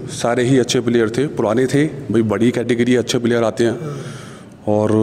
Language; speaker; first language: Hindi; native; Hindi